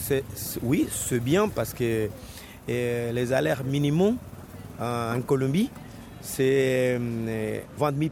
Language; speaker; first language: French; non-native, fluent; Spanish